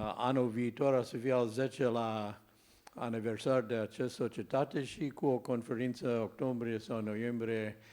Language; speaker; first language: Romanian; non-native, learner; English